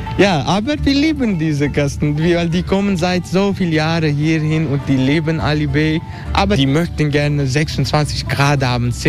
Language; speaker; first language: German; non-native, fluent; Turkish